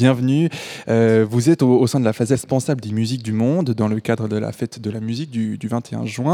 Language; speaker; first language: French; native; French